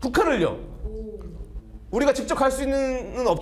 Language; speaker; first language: Korean; native; Korean